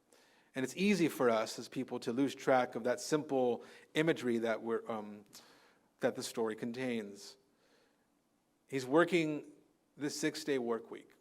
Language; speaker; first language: English; native; English